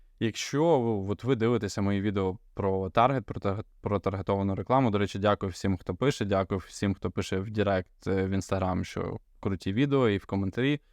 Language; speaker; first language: Ukrainian; non-native, local second language; Russian